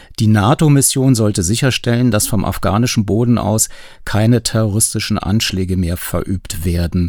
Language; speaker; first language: German; native; German